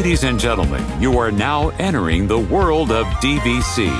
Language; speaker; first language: English; native; English